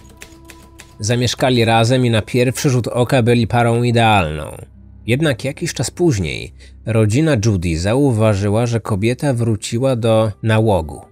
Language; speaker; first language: Polish; native; Polish